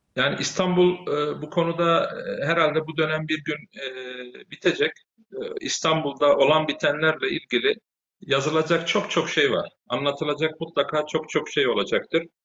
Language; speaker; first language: Turkish; early bilingual, heritage; Turkish